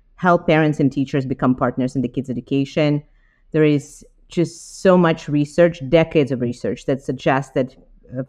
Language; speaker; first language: English; non-native, fluent; Ukrainian